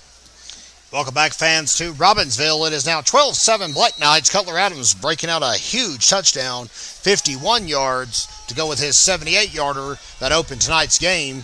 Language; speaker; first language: English; native; English